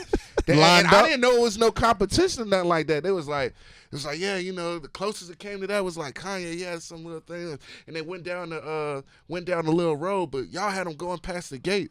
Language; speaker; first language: English; native; English